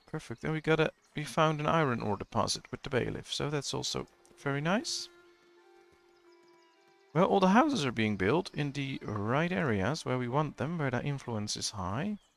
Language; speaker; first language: English; non-native, fluent; Dutch